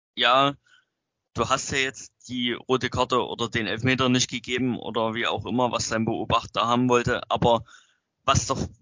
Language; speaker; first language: German; native; German